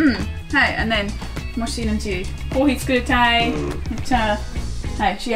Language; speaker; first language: Japanese; non-native, learner; English